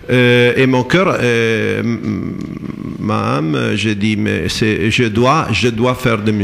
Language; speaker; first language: French; non-native, fluent; Italian